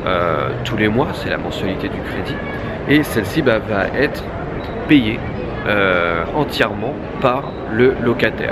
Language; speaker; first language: French; native; French